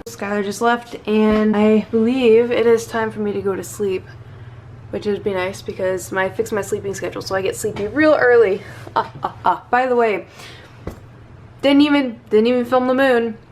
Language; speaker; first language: English; native; English